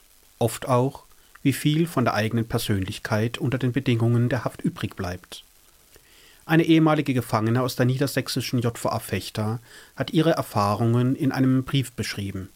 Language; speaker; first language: German; native; German